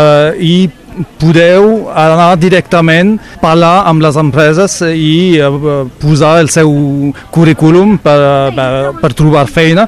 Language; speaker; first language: Catalan; non-native, local second language; French